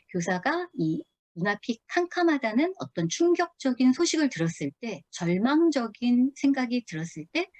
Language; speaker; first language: Korean; native; Korean